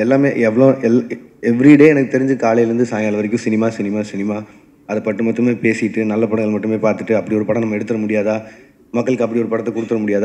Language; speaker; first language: Tamil; native; Tamil